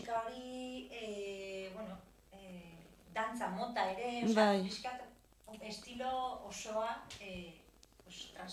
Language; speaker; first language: Basque; non-native, local second language; Spanish